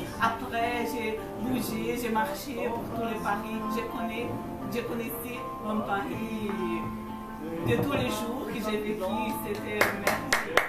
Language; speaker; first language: French; non-native, learner; Portuguese